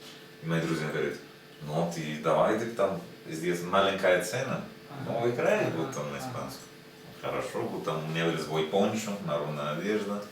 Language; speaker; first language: Russian; non-native, learner; Spanish